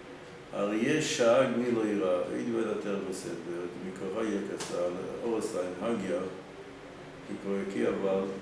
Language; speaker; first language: Hungarian; early bilingual, heritage; Hungarian